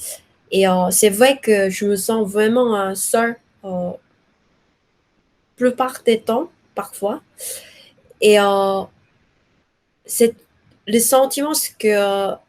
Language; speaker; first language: French; non-native, learner; Korean